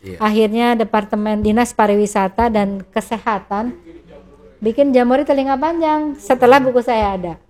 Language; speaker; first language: Indonesian; native; Indonesian